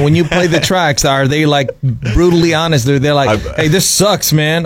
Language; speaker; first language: English; non-native, local second language; Filipino